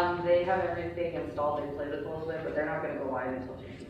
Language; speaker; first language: English; native; English